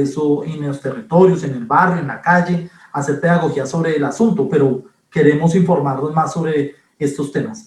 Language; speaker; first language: Spanish; native; Spanish